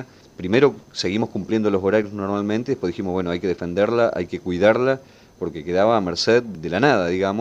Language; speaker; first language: Spanish; native; Spanish